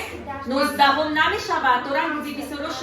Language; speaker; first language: Persian; non-native, learner; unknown